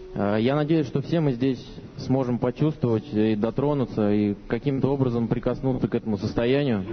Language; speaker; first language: Russian; native; Russian